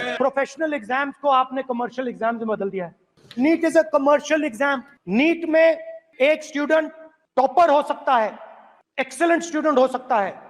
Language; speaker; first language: Hindi; native; Hindi